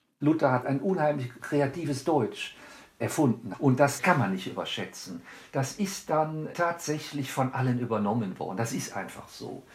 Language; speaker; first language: German; native; German